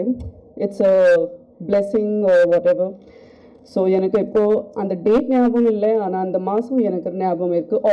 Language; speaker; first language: Tamil; non-native, learner; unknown